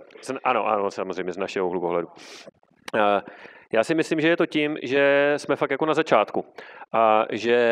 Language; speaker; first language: Czech; native; Czech